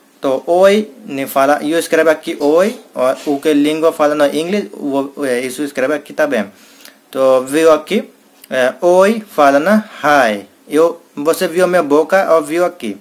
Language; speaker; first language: Portuguese; non-native, learner; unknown